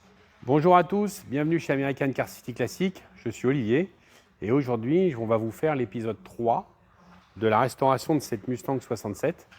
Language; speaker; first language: French; native; French